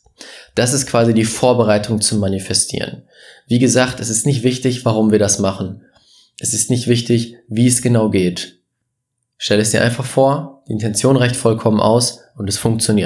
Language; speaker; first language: German; native; German